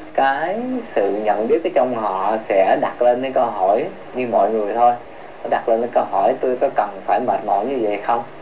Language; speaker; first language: Vietnamese; early bilingual, heritage; Vietnamese